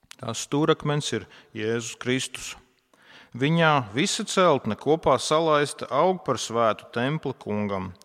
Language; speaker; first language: Latvian; non-native, local second language; Russian